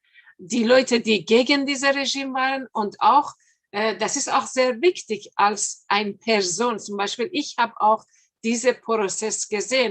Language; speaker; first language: German; non-native, fluent; Persian